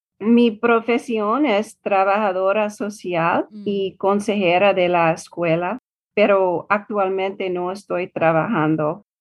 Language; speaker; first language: Spanish; non-native, learner; English